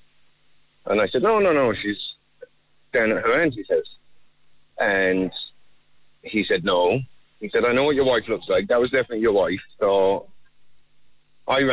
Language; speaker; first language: English; native; English